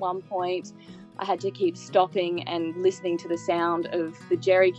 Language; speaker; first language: English; native; English